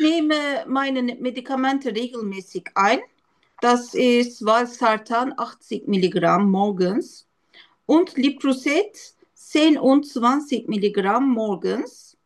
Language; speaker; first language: German; non-native, learner; Turkish